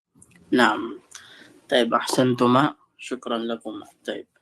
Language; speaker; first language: Arabic; non-native, fluent; Filipino